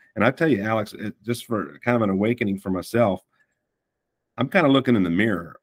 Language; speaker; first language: English; native; English